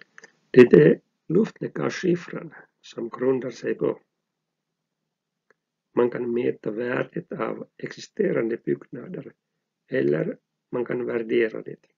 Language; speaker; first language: Swedish; non-native, local second language; Finnish